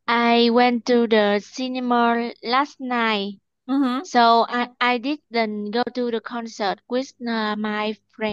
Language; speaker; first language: English; non-native, learner; Vietnamese